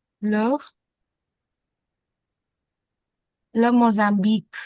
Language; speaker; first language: French; non-native, fluent; Hindi